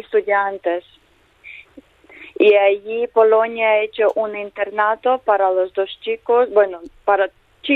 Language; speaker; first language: Spanish; non-native, learner; Ukrainian